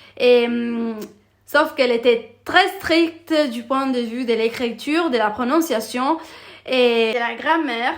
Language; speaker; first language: French; non-native, fluent; Italian